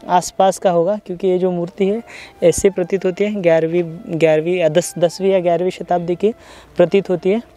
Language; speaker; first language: Hindi; non-native, local second language; Marathi